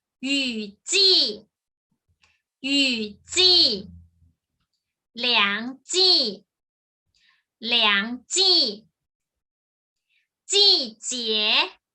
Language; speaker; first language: Chinese; non-native, fluent; Thai